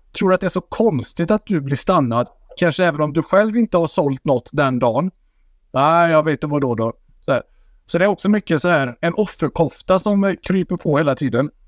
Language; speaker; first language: Swedish; native; Swedish